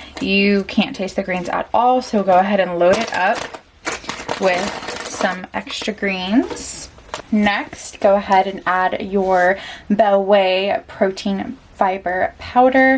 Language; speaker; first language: English; native; English